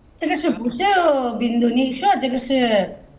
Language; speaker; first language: Chinese; non-native, learner; Telugu